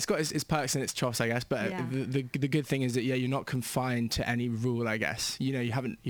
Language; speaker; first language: English; native; English